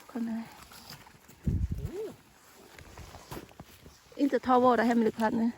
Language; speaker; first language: Swedish; non-native, learner; Thai